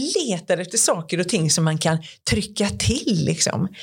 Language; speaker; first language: Swedish; native; Swedish